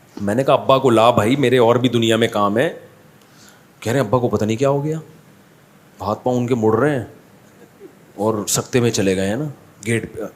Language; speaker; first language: Urdu; native; Urdu